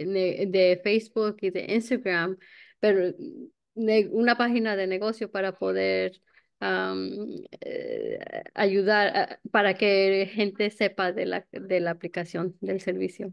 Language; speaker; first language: Spanish; early bilingual, heritage; Spanish